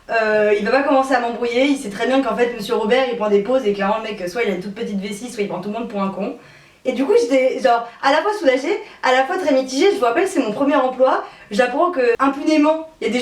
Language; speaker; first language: French; native; French